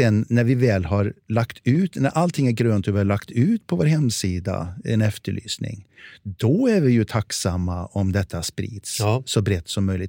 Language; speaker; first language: Swedish; native; Swedish